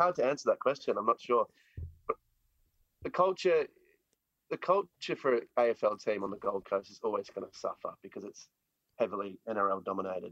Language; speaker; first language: English; native; English